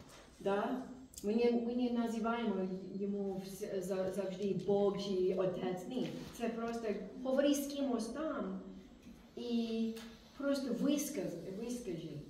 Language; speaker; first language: Ukrainian; non-native, learner; English